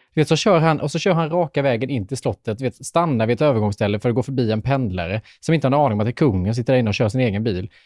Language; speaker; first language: Swedish; native; Swedish